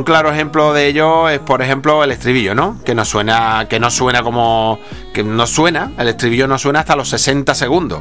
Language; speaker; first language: Spanish; native; Spanish